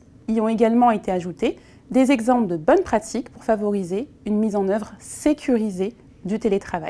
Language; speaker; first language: French; native; French